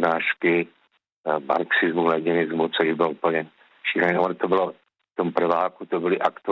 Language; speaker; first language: Czech; native; Czech